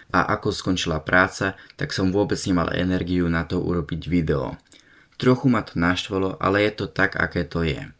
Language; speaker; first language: Slovak; early bilingual, heritage; Slovak